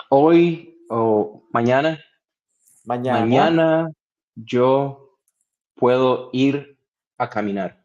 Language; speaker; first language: Spanish; non-native, learner; English